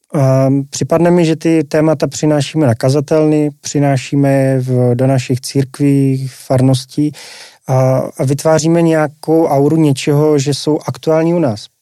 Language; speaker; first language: Czech; native; Czech